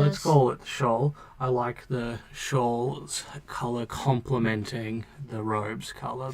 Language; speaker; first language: English; native; English